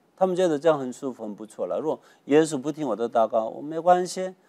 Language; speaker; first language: Chinese; non-native, fluent; Korean